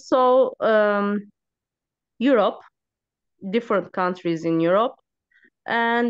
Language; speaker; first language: English; non-native, learner; Turkish